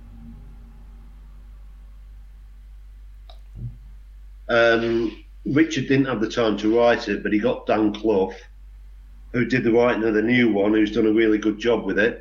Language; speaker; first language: English; native; English